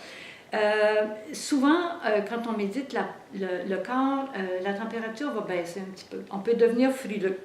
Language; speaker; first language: French; native; French